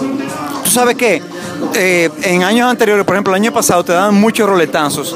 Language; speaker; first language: Spanish; native; Spanish